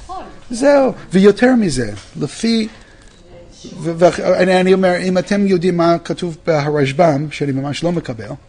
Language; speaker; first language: Hebrew; non-native, fluent; English